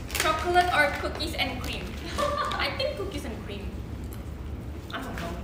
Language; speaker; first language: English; non-native, learner; Korean